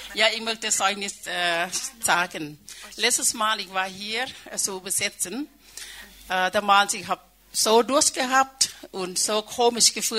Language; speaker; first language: German; non-native, fluent; Thai